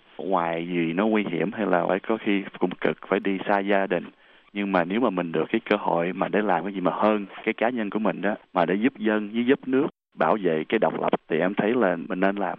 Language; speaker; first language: Vietnamese; early bilingual, heritage; Vietnamese